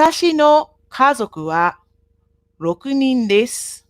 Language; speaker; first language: Japanese; non-native, fluent; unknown